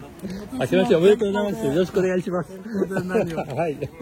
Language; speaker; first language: Japanese; non-native, fluent; French